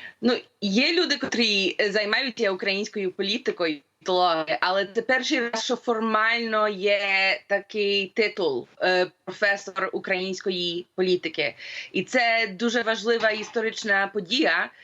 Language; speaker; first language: Ukrainian; early bilingual, heritage; Ukrainian